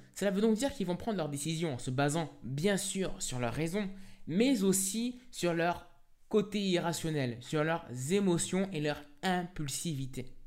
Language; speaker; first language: French; native; French